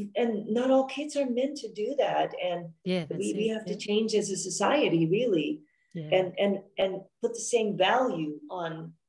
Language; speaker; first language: English; non-native, fluent; Dutch